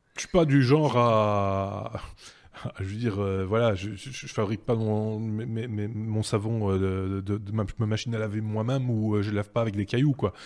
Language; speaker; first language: French; native; French